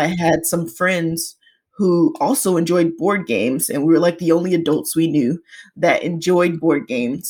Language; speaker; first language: English; native; English